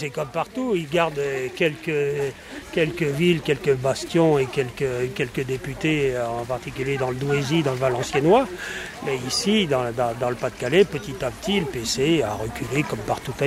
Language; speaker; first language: French; native; French